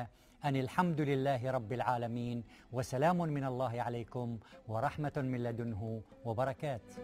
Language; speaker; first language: Arabic; native; Arabic